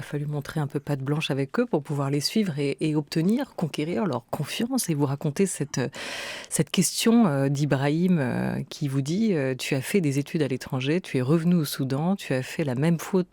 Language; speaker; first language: French; native; French